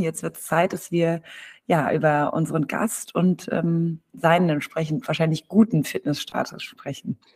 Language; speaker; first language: German; native; German